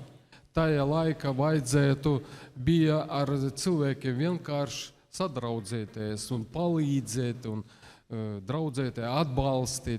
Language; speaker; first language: Latvian; non-native, local second language; Russian